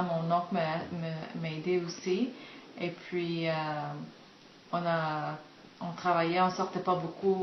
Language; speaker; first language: French; non-native, fluent; Greek